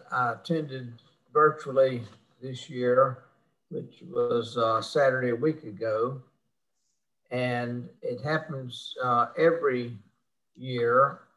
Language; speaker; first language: English; native; English